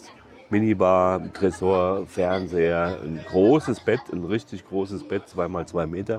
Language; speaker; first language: German; native; German